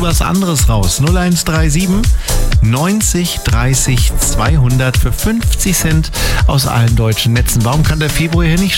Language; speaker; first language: German; native; German